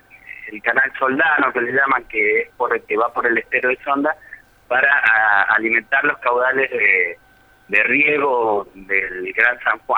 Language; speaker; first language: Spanish; native; Spanish